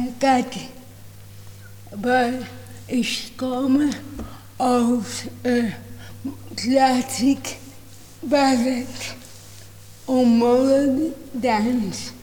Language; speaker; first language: German; non-native, learner; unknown